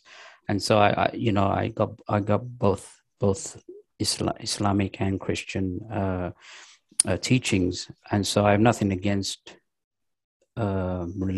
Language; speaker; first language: English; native; English